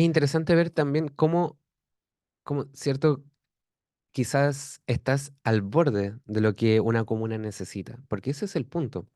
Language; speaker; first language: Spanish; native; Spanish